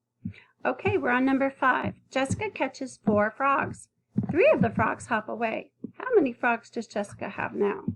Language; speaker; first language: English; native; English